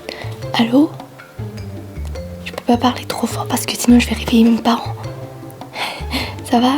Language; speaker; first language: French; native; French